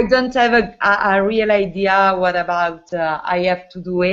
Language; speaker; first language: English; non-native, learner; Italian